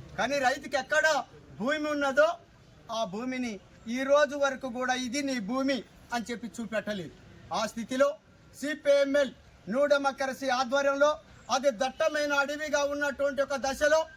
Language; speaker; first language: Telugu; native; Telugu